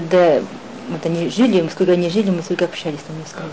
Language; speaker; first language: Russian; non-native, local second language; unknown